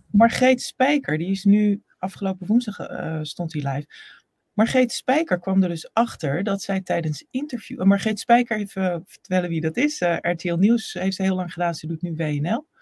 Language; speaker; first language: Dutch; native; Dutch